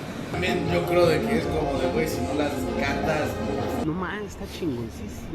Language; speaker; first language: Spanish; native; Spanish